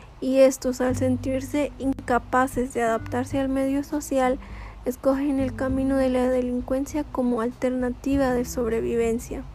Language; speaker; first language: Spanish; native; Spanish